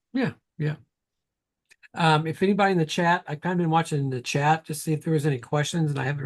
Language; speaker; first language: English; native; English